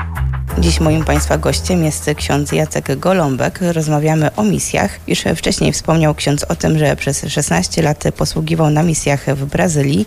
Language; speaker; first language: Polish; native; Polish